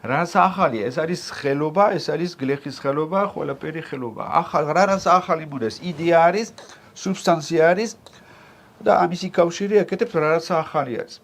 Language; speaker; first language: Georgian; non-native, learner; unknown